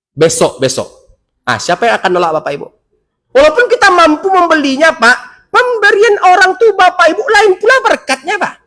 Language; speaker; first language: Indonesian; non-native, local second language; Minangkabau